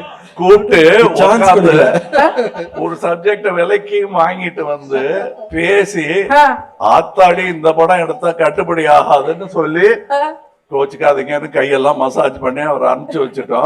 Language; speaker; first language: Tamil; native; Tamil